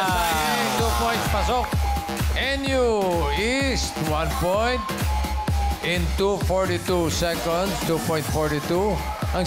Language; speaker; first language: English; non-native, local second language; Filipino